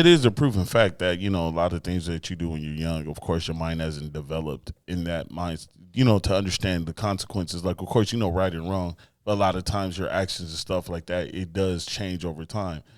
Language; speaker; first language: English; native; English